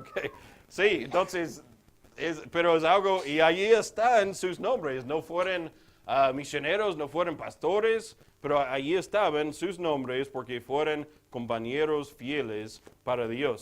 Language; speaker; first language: Spanish; non-native, fluent; English